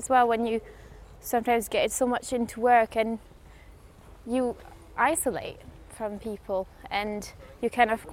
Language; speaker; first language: English; non-native, fluent; French